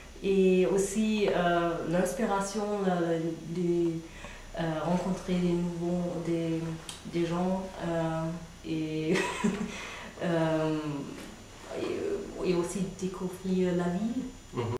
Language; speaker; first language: French; non-native, fluent; German